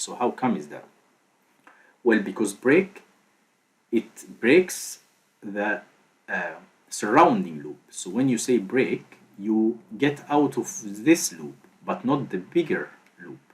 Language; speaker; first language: English; non-native, fluent; Arabic